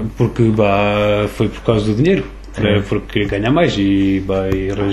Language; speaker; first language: Portuguese; early bilingual, other home language; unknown